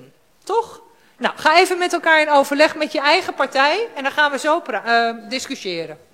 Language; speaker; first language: Dutch; native; Dutch